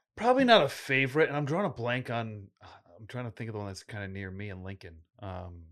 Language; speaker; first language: English; early bilingual, other home language; Italian